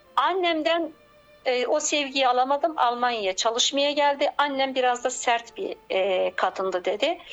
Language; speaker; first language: Turkish; native; Turkish